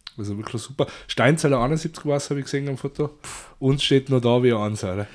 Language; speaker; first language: German; native; German